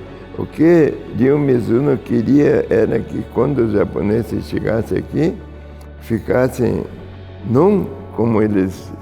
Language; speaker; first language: Portuguese; early bilingual, other home language; Japanese